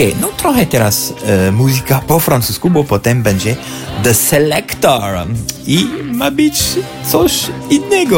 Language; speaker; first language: Polish; non-native, fluent; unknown